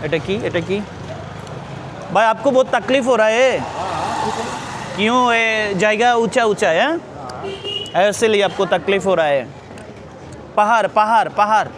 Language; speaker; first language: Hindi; non-native, learner; Bangla